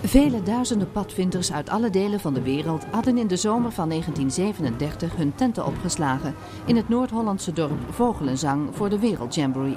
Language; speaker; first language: Dutch; native; Dutch